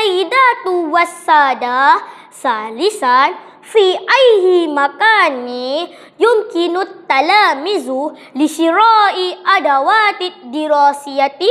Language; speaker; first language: Arabic; non-native, learner; Malay